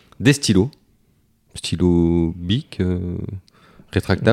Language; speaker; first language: French; native; French